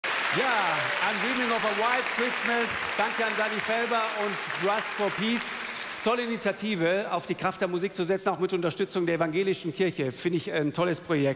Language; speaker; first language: German; native; German